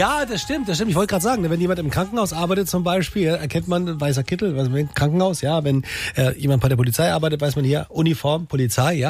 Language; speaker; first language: German; native; German